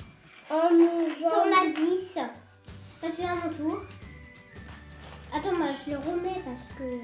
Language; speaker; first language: French; native; French